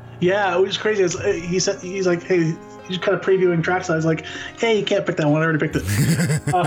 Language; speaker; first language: English; native; English